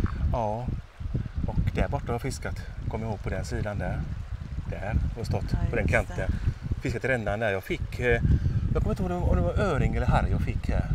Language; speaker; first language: Swedish; native; Swedish